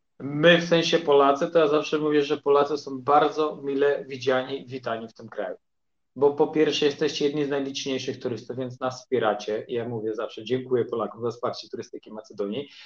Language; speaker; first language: Polish; early bilingual, heritage; Polish